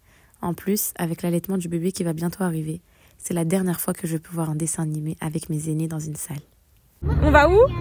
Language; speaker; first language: French; native; French